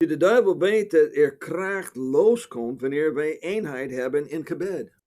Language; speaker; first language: Dutch; non-native, fluent; English